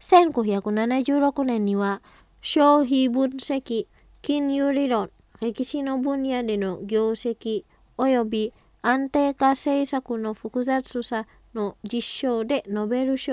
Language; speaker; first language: Japanese; non-native, fluent; Indonesian